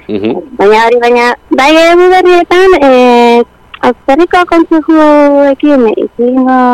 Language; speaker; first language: Basque; non-native, local second language; Spanish